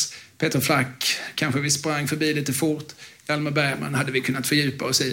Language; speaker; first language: Swedish; native; Swedish